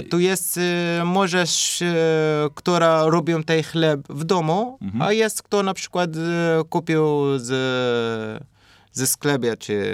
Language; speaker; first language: Polish; non-native, learner; Arabic